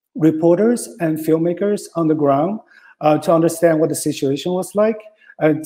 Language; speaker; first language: English; non-native, fluent; Chinese